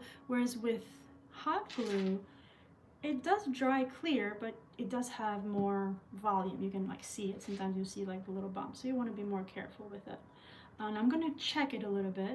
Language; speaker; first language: English; early bilingual, other home language; Albanian